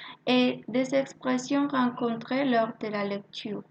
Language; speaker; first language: French; non-native, learner; Spanish